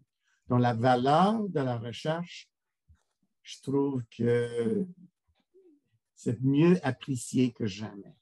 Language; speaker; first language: French; non-native, local second language; English